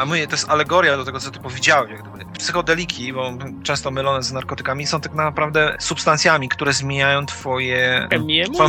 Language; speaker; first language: Polish; native; Polish